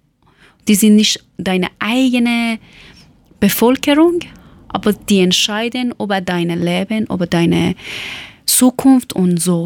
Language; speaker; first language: German; non-native, learner; Persian